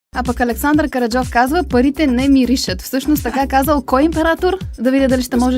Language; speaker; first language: Bulgarian; native; Bulgarian